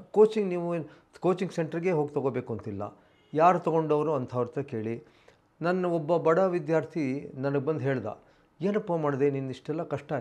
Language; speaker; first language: Kannada; native; Kannada